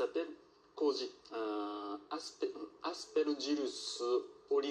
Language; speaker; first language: French; non-native, learner; Japanese